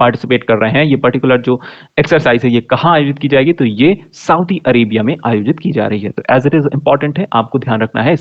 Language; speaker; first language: Hindi; native; Hindi